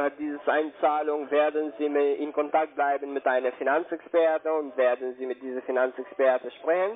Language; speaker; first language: German; non-native, learner; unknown